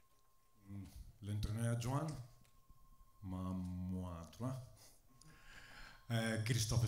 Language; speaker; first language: French; non-native, fluent; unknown